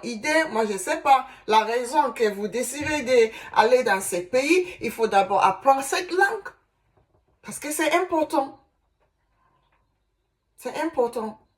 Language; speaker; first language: French; non-native, learner; Igbo